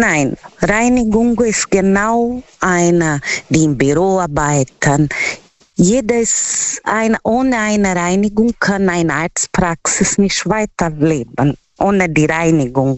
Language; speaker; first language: German; non-native, learner; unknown